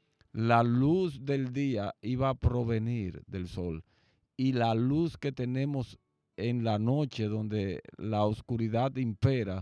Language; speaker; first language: Spanish; native; Spanish